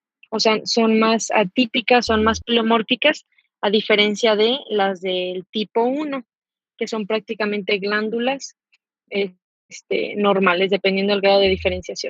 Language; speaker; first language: Spanish; native; Spanish